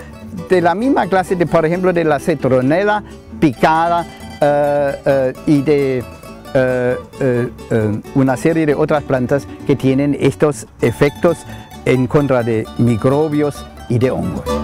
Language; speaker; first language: Spanish; non-native, fluent; German